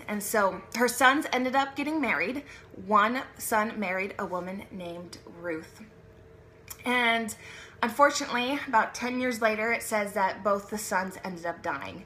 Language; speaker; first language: English; native; English